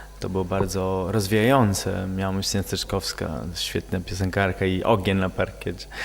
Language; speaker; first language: Polish; non-native, fluent; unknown